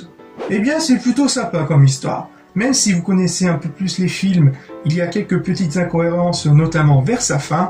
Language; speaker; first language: French; native; French